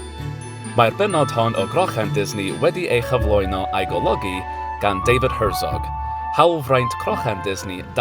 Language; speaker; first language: Welsh; non-native, learner; English